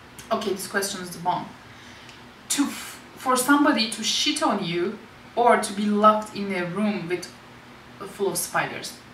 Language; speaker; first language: English; non-native, fluent; Turkish